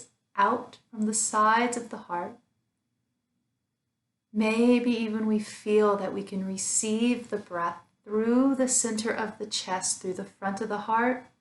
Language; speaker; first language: English; native; English